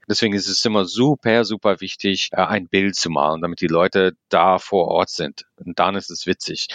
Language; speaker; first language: German; non-native, fluent; English